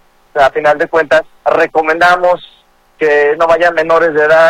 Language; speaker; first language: Spanish; native; Spanish